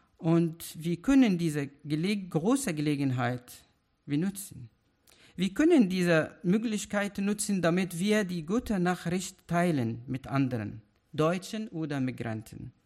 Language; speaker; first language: German; non-native, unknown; Arabic